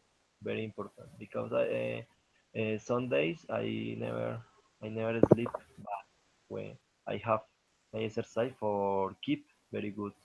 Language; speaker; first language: English; non-native, learner; Spanish